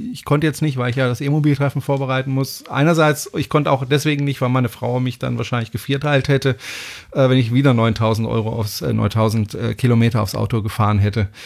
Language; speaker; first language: German; non-native, fluent; French